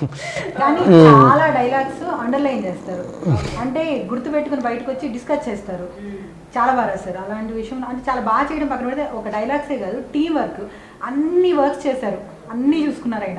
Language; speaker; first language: Telugu; native; Telugu